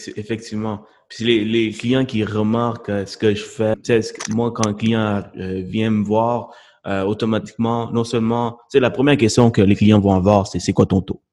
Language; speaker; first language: French; native; French